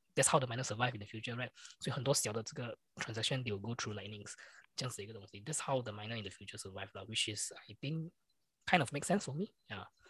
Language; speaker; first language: English; non-native, local second language; Chinese